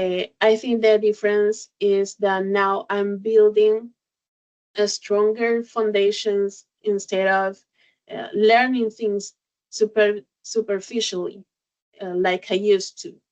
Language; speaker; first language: English; non-native, learner; Spanish